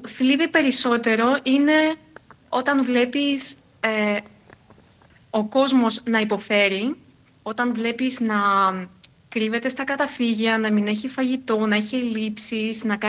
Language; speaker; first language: Greek; non-native, fluent; Ukrainian